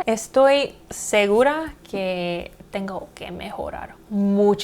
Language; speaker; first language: Spanish; non-native, fluent; English